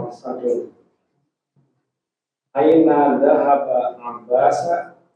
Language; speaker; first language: Arabic; non-native, learner; Indonesian